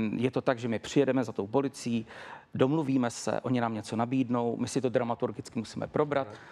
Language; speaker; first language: Czech; native; Czech